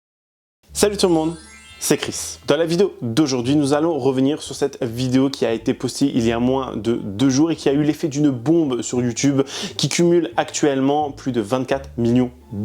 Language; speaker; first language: French; native; French